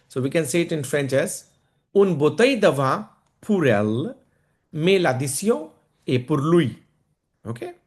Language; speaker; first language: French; non-native, fluent; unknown